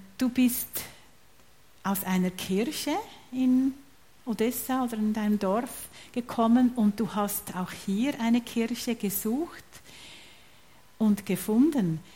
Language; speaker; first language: German; native; German